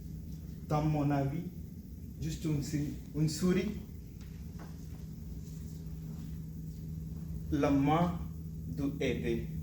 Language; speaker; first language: French; non-native, learner; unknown